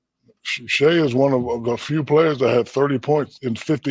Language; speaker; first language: English; native; English